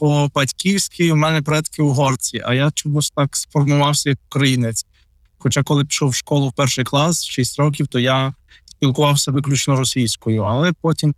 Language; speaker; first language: Ukrainian; non-native, local second language; Russian